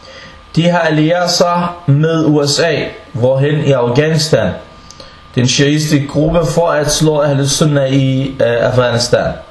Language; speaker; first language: Danish; early bilingual, other home language; Arabic